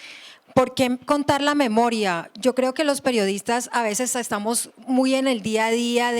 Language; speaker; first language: Spanish; native; Spanish